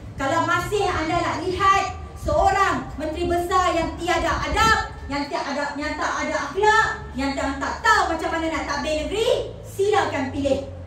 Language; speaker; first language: Malay; native; Malay